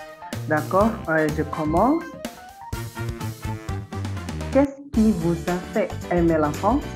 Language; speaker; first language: French; non-native, fluent; Indonesian